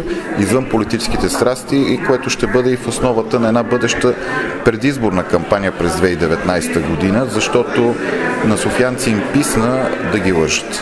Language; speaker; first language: Bulgarian; native; Bulgarian